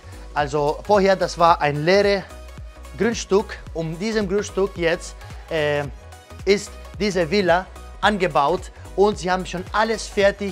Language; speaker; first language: German; non-native, learner; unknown